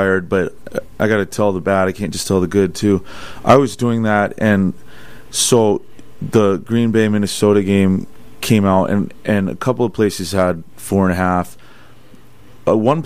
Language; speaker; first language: English; native; English